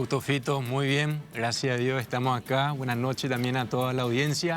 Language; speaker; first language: Spanish; native; Spanish